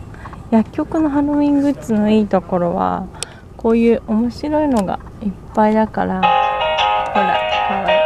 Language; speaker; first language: Japanese; native; Japanese